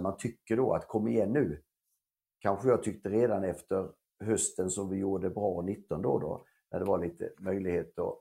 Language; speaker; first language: Swedish; native; Swedish